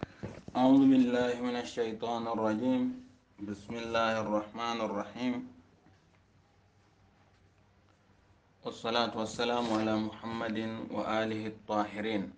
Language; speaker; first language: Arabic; non-native, fluent; Fula